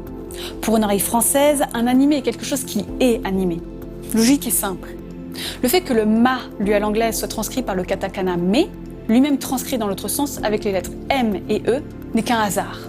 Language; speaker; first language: French; native; French